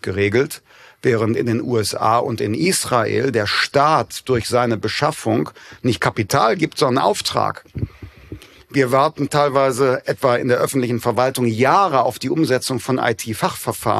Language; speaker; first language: German; native; German